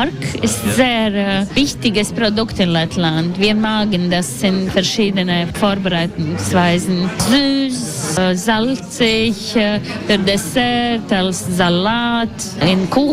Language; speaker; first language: German; non-native, learner; Latvian